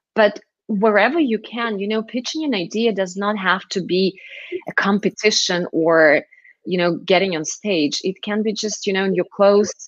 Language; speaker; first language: English; non-native, fluent; Russian